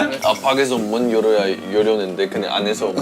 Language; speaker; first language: Korean; non-native, fluent; Japanese